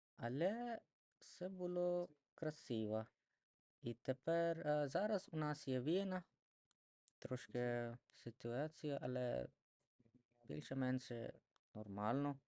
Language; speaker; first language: Ukrainian; non-native, learner; Odia